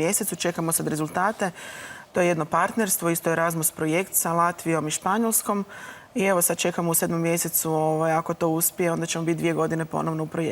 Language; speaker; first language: Croatian; native; Croatian